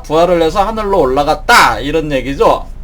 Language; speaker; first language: Korean; native; Korean